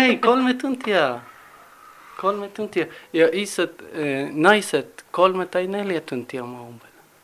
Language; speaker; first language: Finnish; non-native, learner; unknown